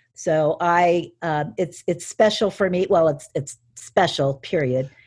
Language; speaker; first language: English; native; English